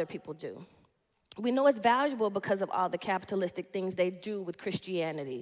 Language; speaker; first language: English; native; English